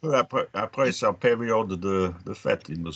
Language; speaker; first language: French; non-native, fluent; English